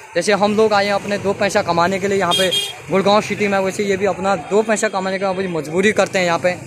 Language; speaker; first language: Hindi; native; Hindi